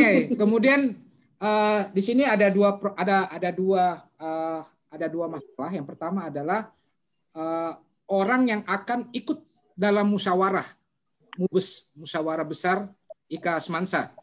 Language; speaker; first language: Indonesian; native; Indonesian